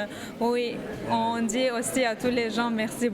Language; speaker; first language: French; non-native, learner; Arabic